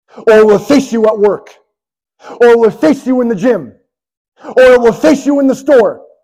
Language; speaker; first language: English; native; English